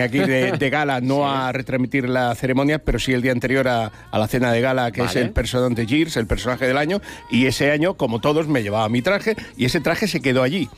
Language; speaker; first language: Spanish; native; Spanish